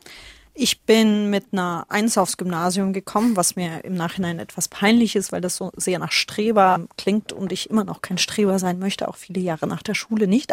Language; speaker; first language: German; early bilingual, other home language; Russian